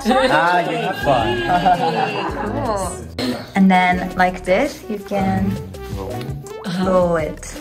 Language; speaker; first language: English; non-native, fluent; Japanese